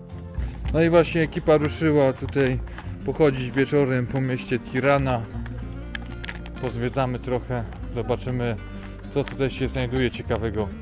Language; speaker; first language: Polish; native; Polish